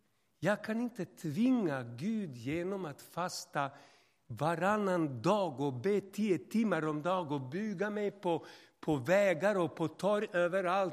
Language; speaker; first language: Swedish; non-native, fluent; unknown